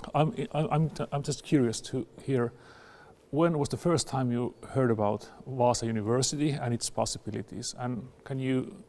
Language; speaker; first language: English; non-native, fluent; Finnish